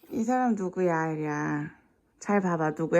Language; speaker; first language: Korean; native; Korean